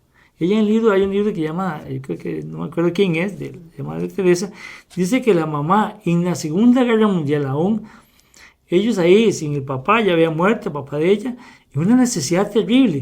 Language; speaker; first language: Spanish; native; Spanish